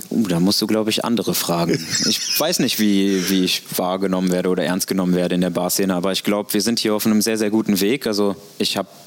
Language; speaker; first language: German; native; German